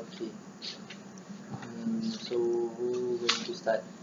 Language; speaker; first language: English; non-native, learner; Malay